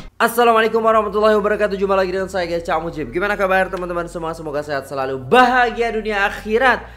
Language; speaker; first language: Indonesian; native; Indonesian